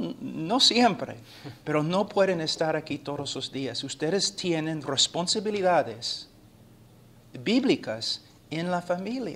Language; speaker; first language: Spanish; non-native, fluent; English